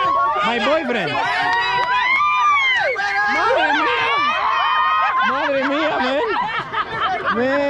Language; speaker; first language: Spanish; non-native, learner; Greek